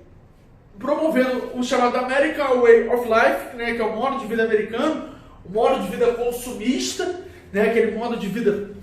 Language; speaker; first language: Portuguese; native; Portuguese